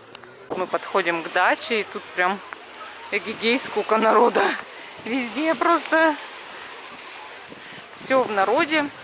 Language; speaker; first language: Russian; native; Russian